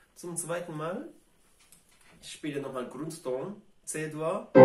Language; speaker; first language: German; non-native, fluent; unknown